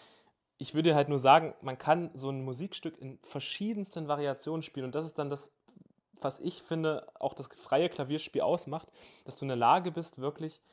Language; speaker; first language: German; native; German